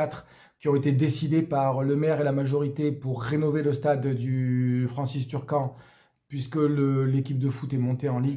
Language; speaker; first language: French; native; French